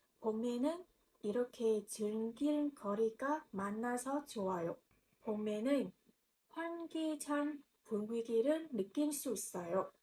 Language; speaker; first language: Korean; non-native, learner; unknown